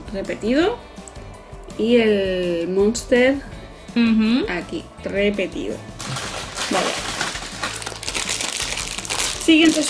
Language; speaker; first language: Spanish; native; Spanish